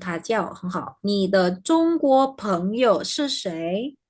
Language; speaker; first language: Chinese; non-native, fluent; Indonesian